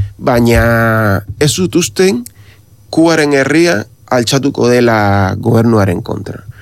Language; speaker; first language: Basque; non-native, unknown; Spanish